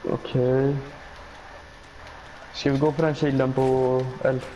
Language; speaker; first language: Swedish; early bilingual, other home language; Turkish